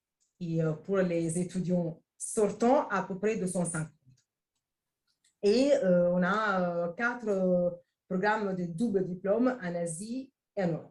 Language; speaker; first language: French; non-native, fluent; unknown